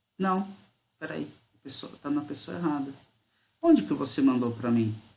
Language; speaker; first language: Portuguese; native; Portuguese